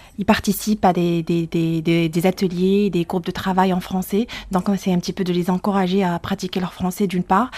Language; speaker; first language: French; non-native, local second language; Arabic